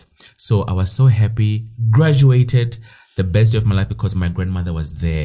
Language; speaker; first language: English; non-native, local second language; Southern Sotho